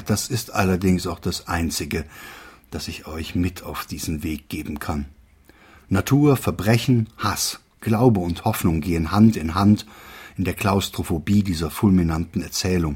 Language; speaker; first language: German; native; German